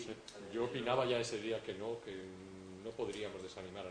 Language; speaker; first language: Spanish; native; Spanish